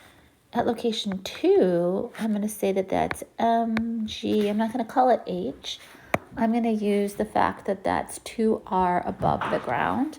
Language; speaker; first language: English; native; English